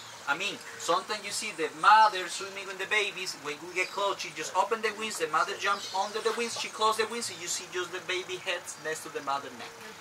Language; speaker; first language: English; non-native, learner; Spanish